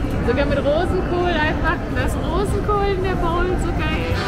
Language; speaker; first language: German; native; German